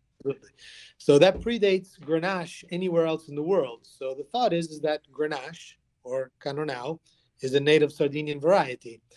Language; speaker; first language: English; early bilingual, other home language; Italian